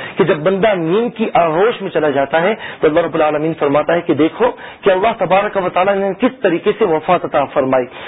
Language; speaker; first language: Urdu; native; Urdu